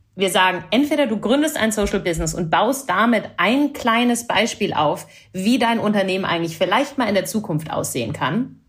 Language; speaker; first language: German; non-native, fluent; English